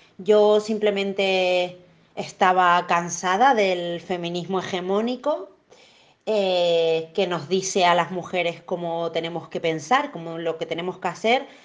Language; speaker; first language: Spanish; native; Spanish